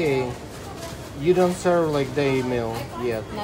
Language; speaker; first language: English; non-native, fluent; Ukrainian